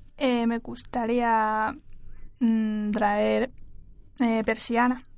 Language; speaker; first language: Spanish; non-native, learner; Chinese